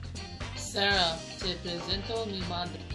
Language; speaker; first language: Spanish; non-native, learner; English